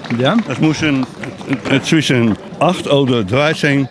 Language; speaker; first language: German; non-native, learner; Dutch